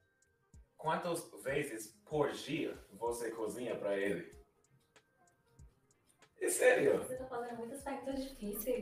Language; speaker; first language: Portuguese; non-native, learner; English